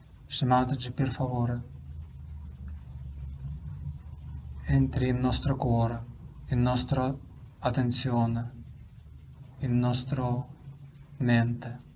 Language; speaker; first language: Italian; non-native, learner; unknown